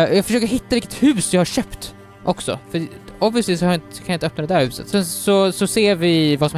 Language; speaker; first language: Swedish; native; Swedish